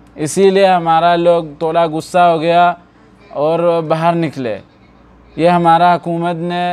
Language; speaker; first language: Hindi; non-native, fluent; Oromo